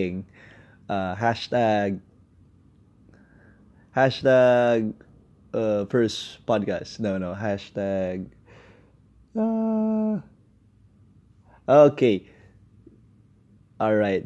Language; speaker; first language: English; non-native, local second language; Filipino